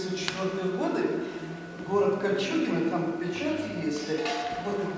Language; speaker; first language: Russian; native; Russian